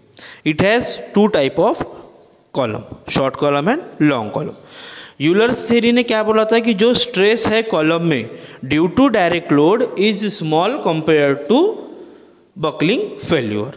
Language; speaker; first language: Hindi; non-native, local second language; Marathi